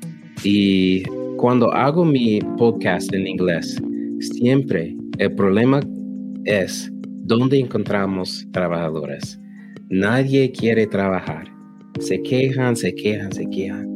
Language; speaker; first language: Spanish; non-native, learner; English